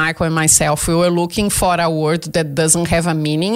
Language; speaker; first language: English; non-native, fluent; Portuguese